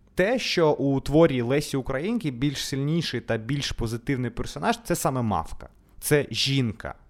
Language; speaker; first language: Ukrainian; non-native, local second language; Russian